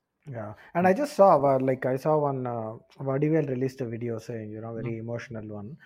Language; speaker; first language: English; non-native, local second language; Tamil